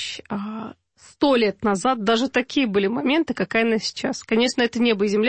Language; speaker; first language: Russian; native; Russian